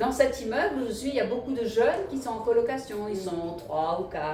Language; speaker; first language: French; early bilingual, other home language; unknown